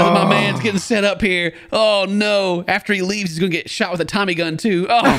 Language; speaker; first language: English; native; English